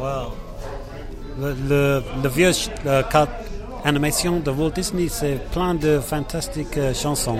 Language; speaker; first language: French; non-native, learner; English